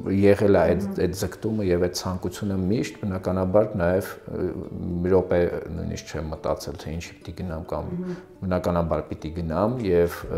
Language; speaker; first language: Armenian; early bilingual, other home language; Russian